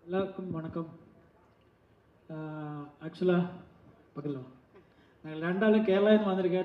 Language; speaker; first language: Tamil; non-native, learner; Malayalam